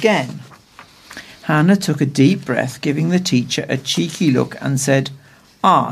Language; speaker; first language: English; native; English